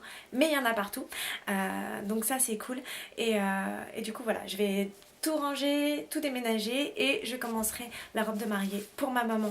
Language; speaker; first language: French; native; French